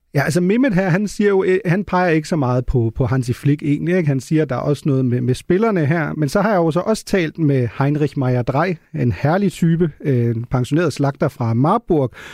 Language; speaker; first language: Danish; non-native, local second language; German